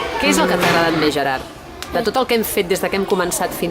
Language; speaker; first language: Catalan; native; Catalan